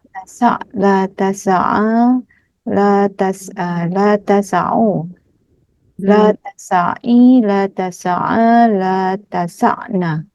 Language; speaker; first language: Arabic; non-native, learner; Indonesian